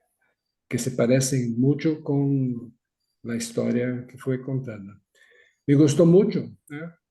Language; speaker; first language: Spanish; non-native, fluent; Portuguese